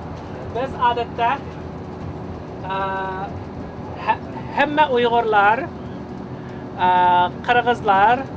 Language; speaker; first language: Turkish; non-native, learner; Uyghur